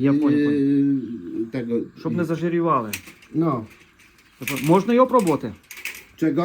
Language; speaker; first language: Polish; non-native, learner; Ukrainian